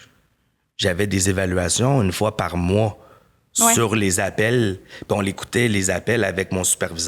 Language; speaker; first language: French; native; French